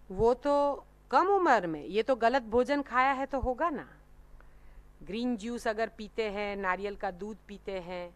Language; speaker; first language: Hindi; non-native, local second language; Gujarati